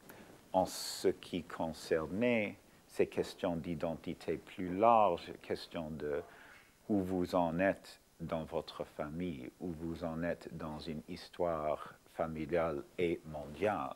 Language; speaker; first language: French; non-native, fluent; English